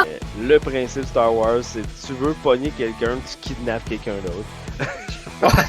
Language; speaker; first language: French; native; French